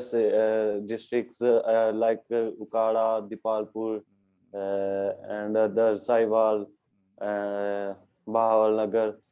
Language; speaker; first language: English; non-native, learner; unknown